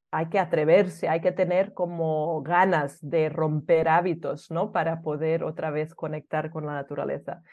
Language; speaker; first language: Spanish; early bilingual, other home language; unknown